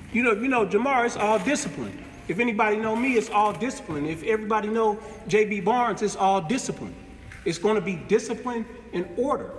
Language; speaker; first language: English; native; English